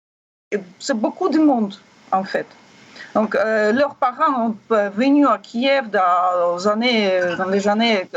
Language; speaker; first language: French; non-native, learner; Russian